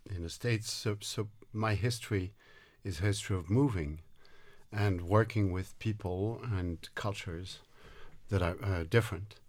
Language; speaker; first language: English; non-native, fluent; French